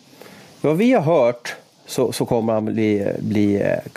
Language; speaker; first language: Swedish; native; Swedish